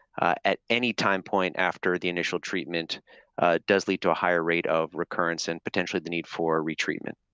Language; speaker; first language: English; native; English